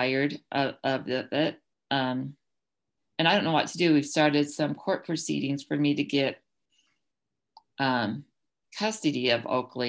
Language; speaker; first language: English; native; English